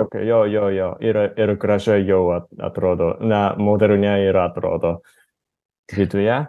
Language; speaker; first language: Lithuanian; non-native, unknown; Japanese